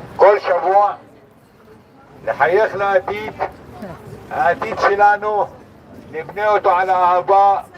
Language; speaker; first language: Hebrew; non-native, local second language; Arabic